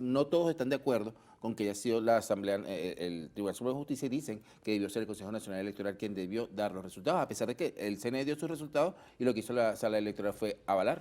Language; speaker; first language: Spanish; native; Spanish